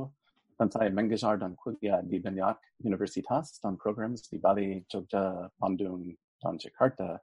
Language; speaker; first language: Indonesian; non-native, fluent; English